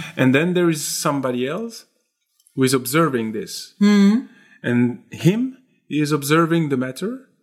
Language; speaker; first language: English; non-native, fluent; French